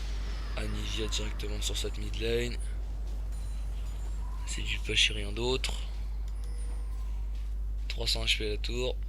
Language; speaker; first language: French; native; French